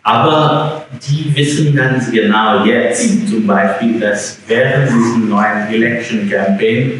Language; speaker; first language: German; non-native, fluent; English